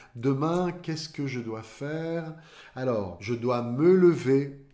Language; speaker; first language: French; native; French